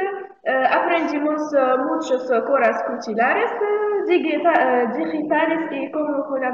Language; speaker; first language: Spanish; non-native, learner; Arabic